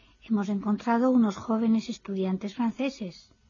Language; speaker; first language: Spanish; native; Spanish